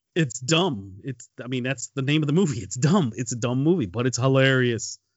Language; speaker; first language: English; native; English